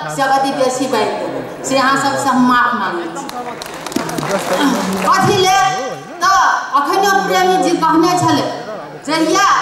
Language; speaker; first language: Maithili; non-native, local second language; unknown